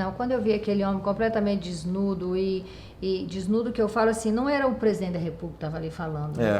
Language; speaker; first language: Portuguese; native; Portuguese